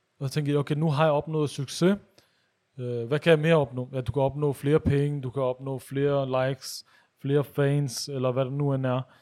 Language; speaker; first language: Danish; early bilingual, other home language; Urdu